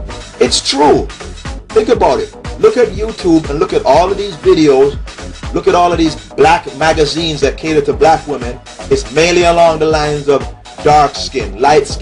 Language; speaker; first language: English; native; English